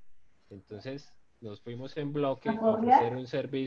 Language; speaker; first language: Spanish; native; Spanish